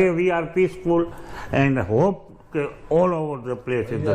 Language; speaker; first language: English; non-native, learner; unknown